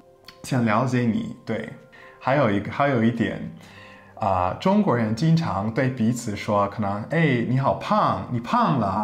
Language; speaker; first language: Chinese; non-native, fluent; English